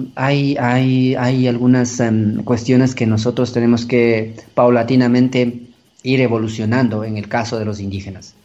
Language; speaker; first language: Spanish; native; Spanish